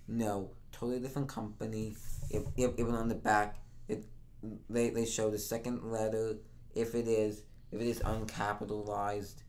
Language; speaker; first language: English; native; English